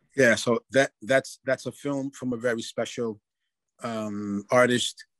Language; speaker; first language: English; native; English